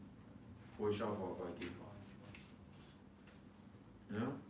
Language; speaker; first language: German; non-native, fluent; English